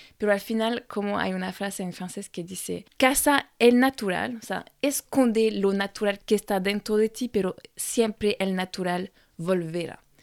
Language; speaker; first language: Spanish; non-native, fluent; French